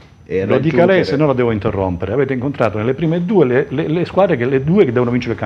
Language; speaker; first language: Italian; native; Italian